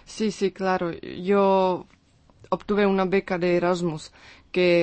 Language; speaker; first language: Spanish; non-native, fluent; Czech